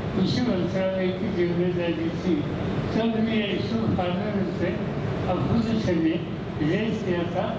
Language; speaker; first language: Hindi; non-native, local second language; Marathi